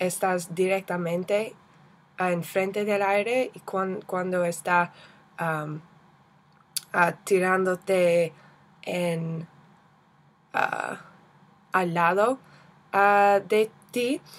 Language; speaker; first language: Spanish; non-native, learner; English